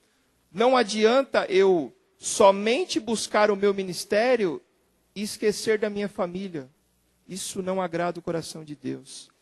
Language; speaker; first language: Portuguese; native; Portuguese